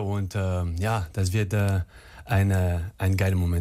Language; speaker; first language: German; non-native, learner; French